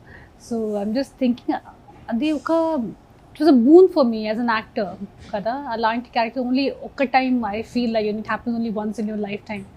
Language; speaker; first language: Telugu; non-native, fluent; Hindi